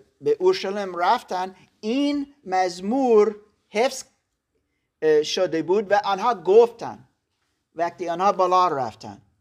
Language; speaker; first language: Persian; non-native, learner; German